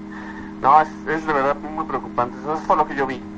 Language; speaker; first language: Spanish; native; Spanish